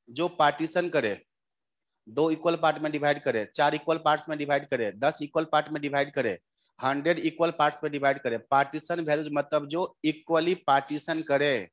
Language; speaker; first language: Hindi; native; Hindi